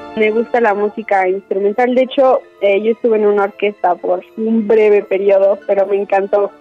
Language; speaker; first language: Spanish; native; Spanish